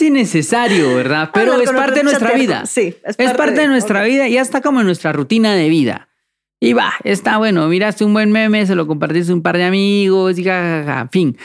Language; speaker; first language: Spanish; native; Spanish